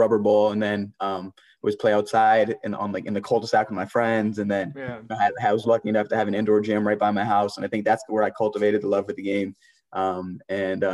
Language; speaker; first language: English; native; English